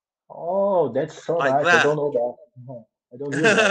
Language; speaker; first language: English; non-native, learner; Portuguese